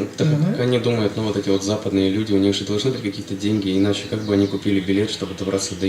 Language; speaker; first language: Russian; native; Russian